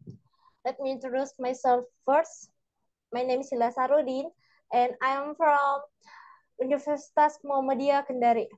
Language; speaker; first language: English; non-native, learner; Indonesian